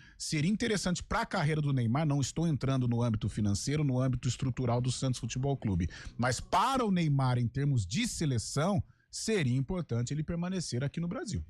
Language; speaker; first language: Portuguese; native; Portuguese